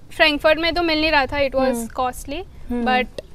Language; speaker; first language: Hindi; non-native, local second language; Gujarati